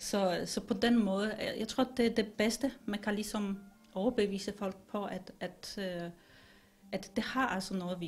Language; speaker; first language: Danish; non-native, fluent; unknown